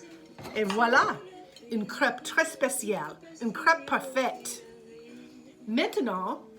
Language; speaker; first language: French; non-native, fluent; English